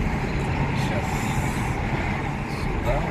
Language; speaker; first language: Russian; non-native, learner; Arabic